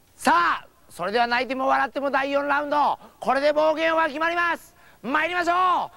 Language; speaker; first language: Japanese; native; Japanese